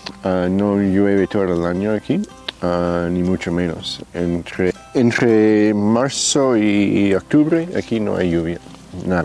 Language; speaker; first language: Spanish; non-native, fluent; English